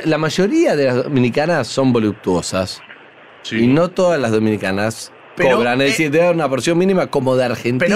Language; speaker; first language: Spanish; native; Spanish